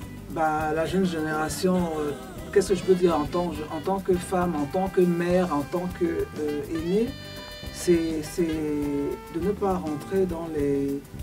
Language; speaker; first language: French; non-native, local second language; Duala